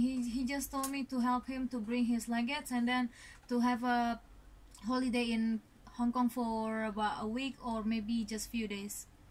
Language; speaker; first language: English; non-native, learner; Indonesian